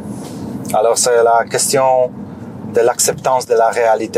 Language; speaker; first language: French; non-native, learner; Polish